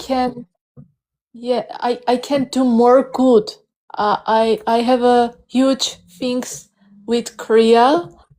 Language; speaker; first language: English; non-native, learner; Armenian